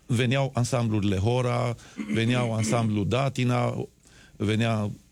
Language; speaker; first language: Romanian; native; Romanian